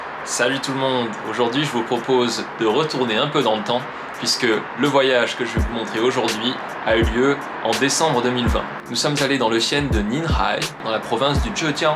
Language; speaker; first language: French; native; French